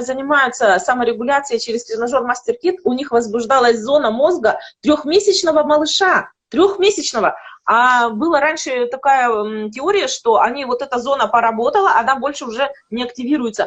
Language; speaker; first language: Russian; native; Russian